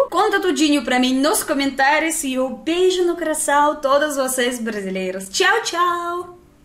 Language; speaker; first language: Portuguese; non-native, fluent; Russian